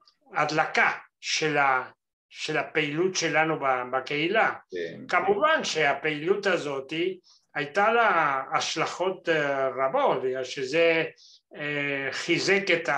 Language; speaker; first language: Hebrew; non-native, fluent; Spanish